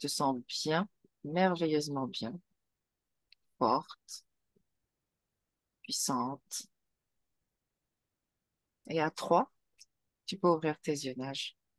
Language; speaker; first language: French; native; French